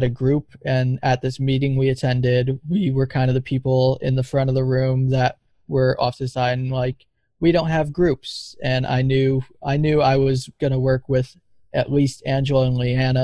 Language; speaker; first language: English; native; English